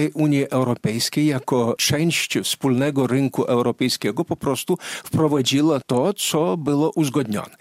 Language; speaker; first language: Polish; non-native, fluent; Lithuanian